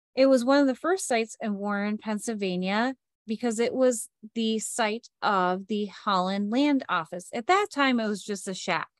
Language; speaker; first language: English; native; English